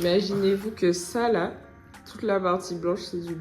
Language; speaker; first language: French; native; French